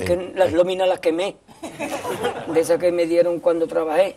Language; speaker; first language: Spanish; native; Spanish